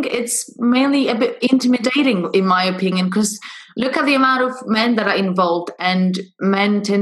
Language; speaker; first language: English; non-native, fluent; Polish